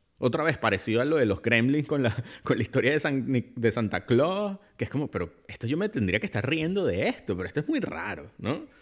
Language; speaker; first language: Spanish; native; Spanish